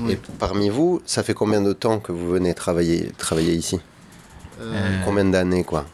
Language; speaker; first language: French; native; French